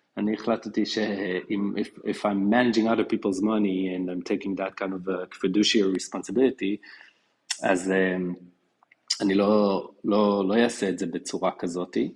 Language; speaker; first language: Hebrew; native; Hebrew